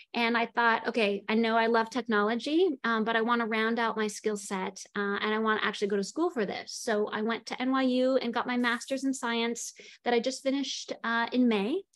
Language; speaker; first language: English; native; English